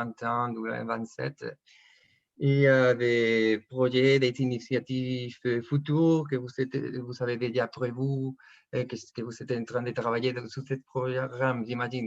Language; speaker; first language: French; non-native, fluent; Spanish